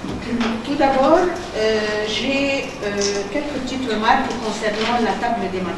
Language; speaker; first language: French; non-native, fluent; Arabic